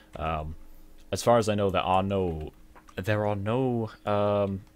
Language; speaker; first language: English; native; English